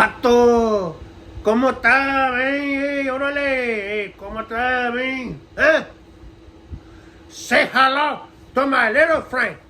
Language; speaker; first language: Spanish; non-native, learner; English